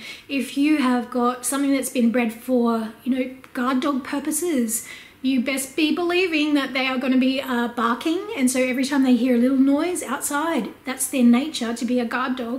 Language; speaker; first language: English; native; English